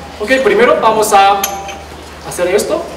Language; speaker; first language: Spanish; non-native, learner; Chinese